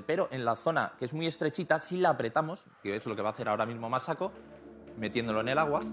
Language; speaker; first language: Spanish; native; Spanish